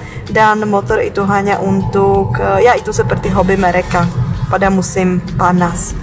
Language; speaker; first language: Indonesian; non-native, fluent; Czech